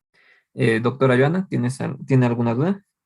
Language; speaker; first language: Spanish; native; Spanish